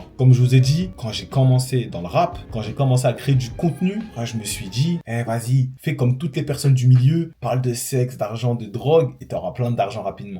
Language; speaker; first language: French; native; French